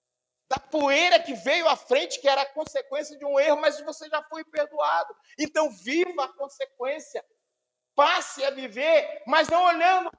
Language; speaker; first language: Portuguese; native; Portuguese